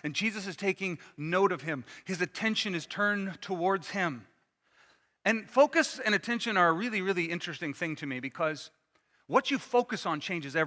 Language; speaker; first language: English; native; English